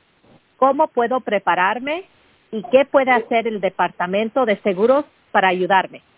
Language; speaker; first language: Spanish; early bilingual, heritage; Spanish